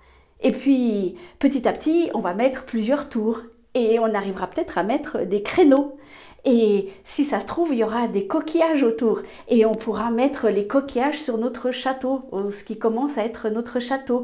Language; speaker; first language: French; native; French